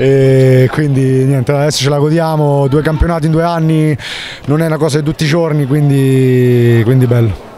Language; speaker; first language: Italian; native; Italian